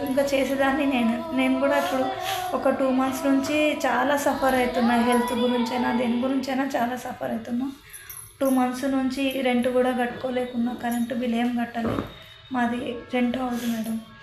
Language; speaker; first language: Telugu; non-native, local second language; Hindi